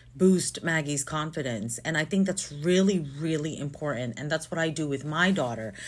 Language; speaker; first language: English; non-native, local second language; Filipino